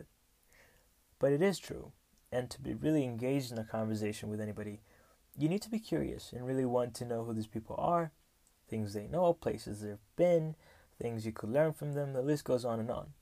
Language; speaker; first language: English; non-native, local second language; Kinyarwanda